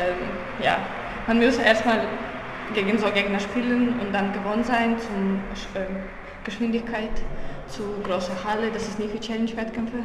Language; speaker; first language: German; non-native, learner; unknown